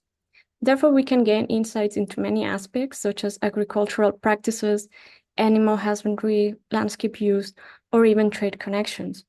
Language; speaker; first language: English; non-native, fluent; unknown